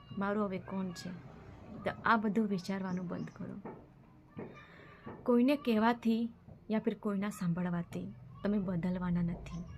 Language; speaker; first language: Gujarati; non-native, local second language; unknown